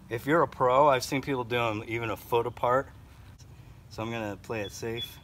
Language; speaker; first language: English; native; English